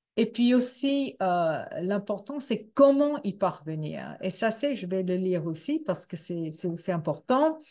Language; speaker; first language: French; non-native, fluent; English